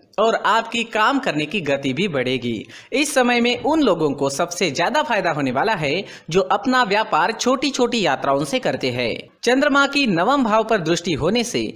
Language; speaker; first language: Hindi; native; Hindi